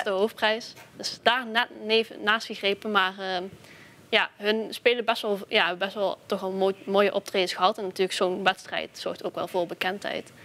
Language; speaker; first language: Dutch; native; Dutch